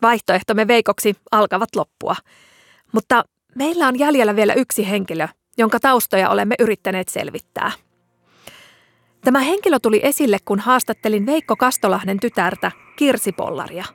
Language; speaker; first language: Finnish; native; Finnish